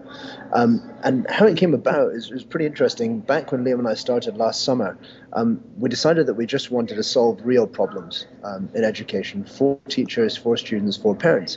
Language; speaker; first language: English; native; English